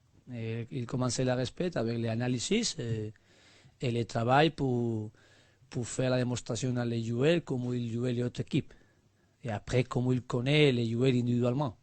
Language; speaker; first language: French; non-native, learner; Spanish